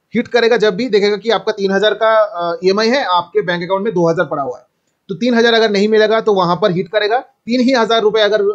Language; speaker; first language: Hindi; native; Hindi